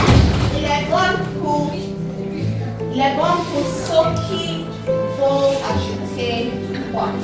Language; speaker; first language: French; non-native, learner; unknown